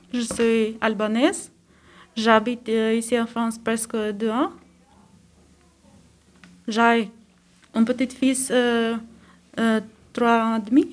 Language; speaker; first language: French; non-native, learner; Albanian